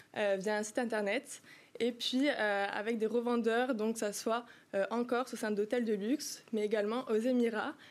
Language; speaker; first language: French; native; French